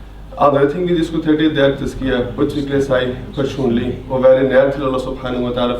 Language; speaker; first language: Norwegian; non-native, fluent; Urdu